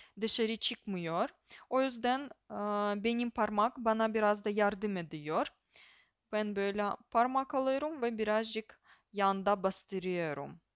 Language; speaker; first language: Turkish; non-native, fluent; Russian